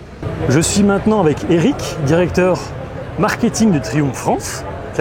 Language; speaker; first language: French; native; French